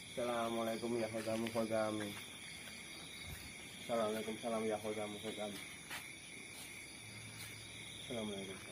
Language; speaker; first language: Indonesian; native; Indonesian